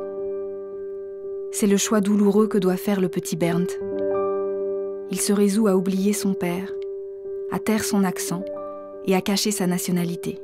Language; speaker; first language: French; native; French